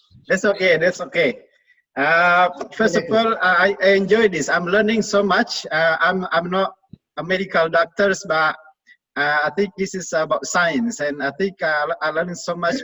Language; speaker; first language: English; non-native, fluent; Indonesian